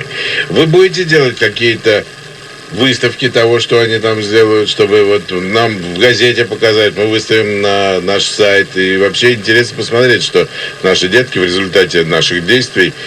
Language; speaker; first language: Russian; native; Russian